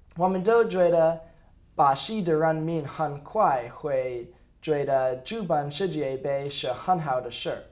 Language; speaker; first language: Chinese; non-native, learner; English